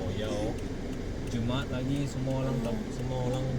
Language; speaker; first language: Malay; non-native, local second language; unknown